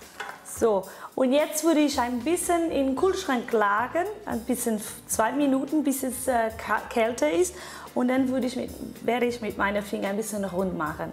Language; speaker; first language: German; non-native, fluent; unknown